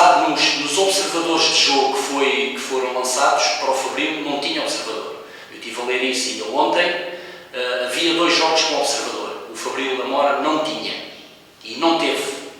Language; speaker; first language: Portuguese; native; Portuguese